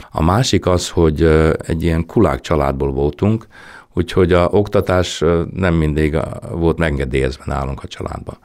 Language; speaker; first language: Hungarian; native; Hungarian